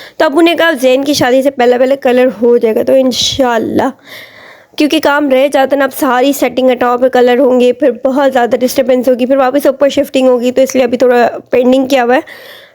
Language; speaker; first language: Urdu; native; Urdu